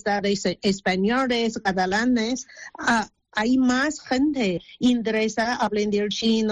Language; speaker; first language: Spanish; non-native, learner; Chinese